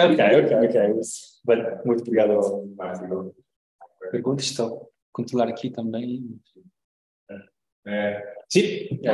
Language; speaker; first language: Portuguese; non-native, learner; Italian